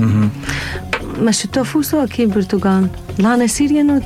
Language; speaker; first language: Portuguese; non-native, learner; Arabic